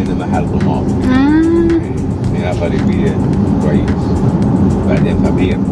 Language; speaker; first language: Filipino; non-native, learner; Arabic